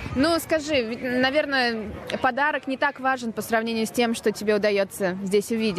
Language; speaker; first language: Russian; native; Russian